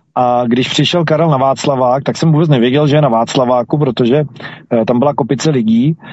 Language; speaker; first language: Czech; native; Czech